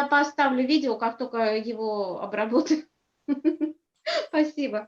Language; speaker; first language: Russian; native; Russian